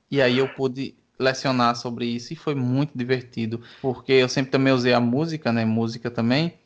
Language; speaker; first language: Portuguese; native; Portuguese